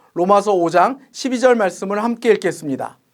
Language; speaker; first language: Korean; native; Korean